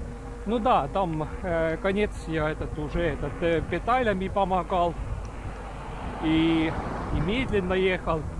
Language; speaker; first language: Russian; non-native, local second language; Estonian